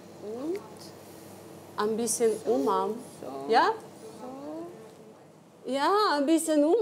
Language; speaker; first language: German; non-native, learner; Ukrainian